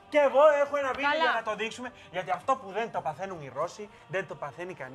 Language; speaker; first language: Greek; non-native, fluent; Spanish